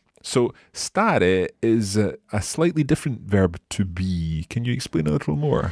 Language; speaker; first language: English; native; English